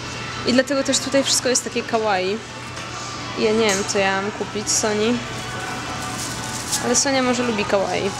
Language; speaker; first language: Polish; early bilingual, heritage; Polish